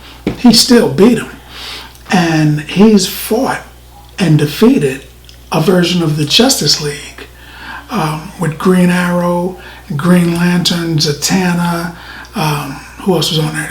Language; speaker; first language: English; native; English